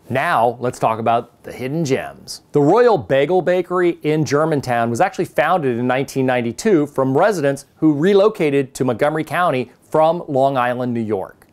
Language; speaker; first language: English; native; English